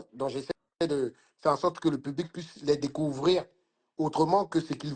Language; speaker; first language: French; native; French